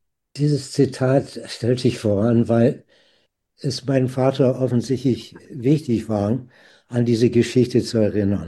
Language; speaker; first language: German; non-native, fluent; English